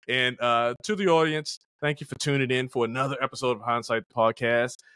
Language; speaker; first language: English; native; English